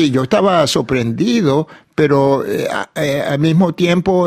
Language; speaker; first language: Spanish; early bilingual, heritage; Spanish